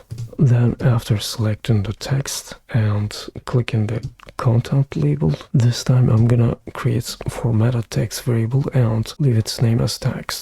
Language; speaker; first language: English; non-native, fluent; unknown